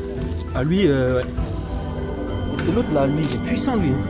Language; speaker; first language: French; native; French